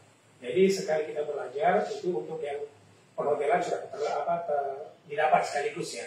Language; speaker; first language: Indonesian; native; Indonesian